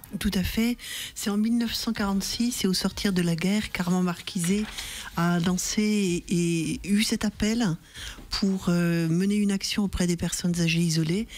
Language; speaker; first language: French; native; French